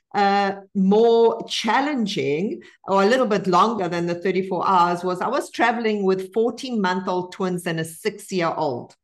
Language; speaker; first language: English; non-native, fluent; Spanish